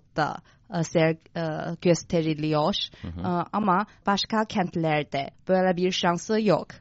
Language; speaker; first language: Turkish; non-native, fluent; Chinese